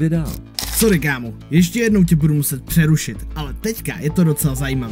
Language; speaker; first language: Czech; native; Czech